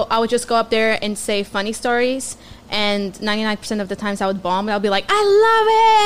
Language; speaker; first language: English; non-native, fluent; Portuguese